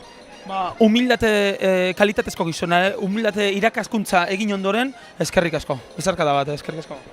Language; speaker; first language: Basque; native; Basque